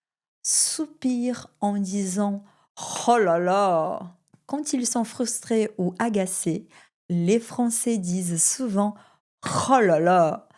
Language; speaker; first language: French; non-native, fluent; Portuguese